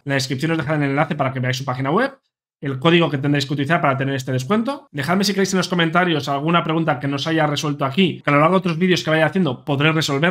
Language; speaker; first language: Spanish; native; Spanish